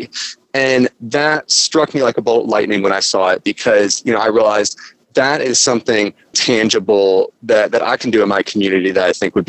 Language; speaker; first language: English; native; English